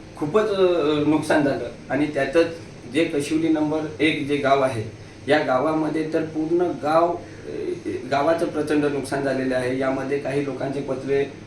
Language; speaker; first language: Marathi; native; Marathi